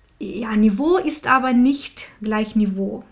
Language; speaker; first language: German; non-native, fluent; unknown